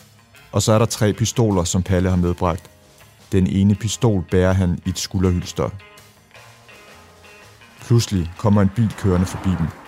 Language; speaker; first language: Danish; native; Danish